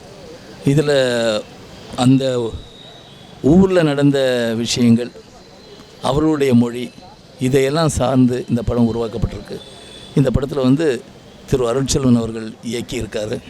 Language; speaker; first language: Tamil; native; Tamil